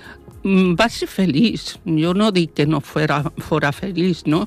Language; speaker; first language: Catalan; non-native, local second language; Spanish